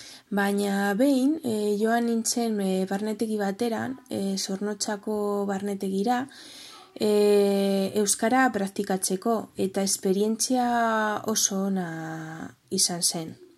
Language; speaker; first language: Basque; non-native, local second language; Spanish